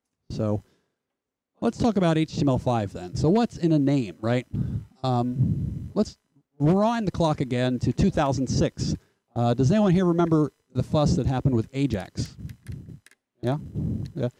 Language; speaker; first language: English; native; English